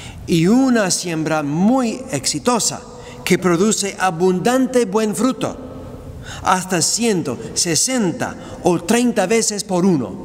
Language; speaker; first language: Spanish; non-native, fluent; English